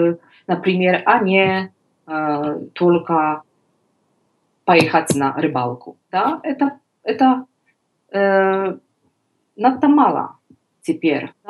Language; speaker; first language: Russian; non-native, learner; Polish